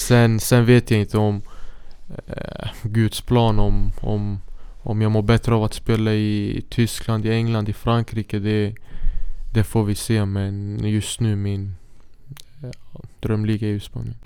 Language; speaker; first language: Swedish; early bilingual, other home language; Syriac